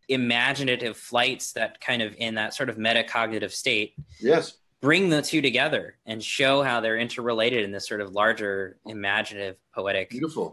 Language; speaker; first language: English; native; English